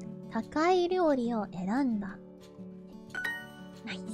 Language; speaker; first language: Japanese; non-native, learner; English